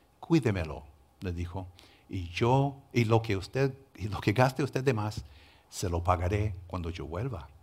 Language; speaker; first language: Spanish; non-native, fluent; English